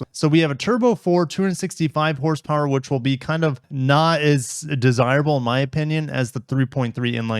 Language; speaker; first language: English; native; English